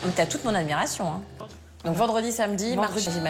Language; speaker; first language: French; native; French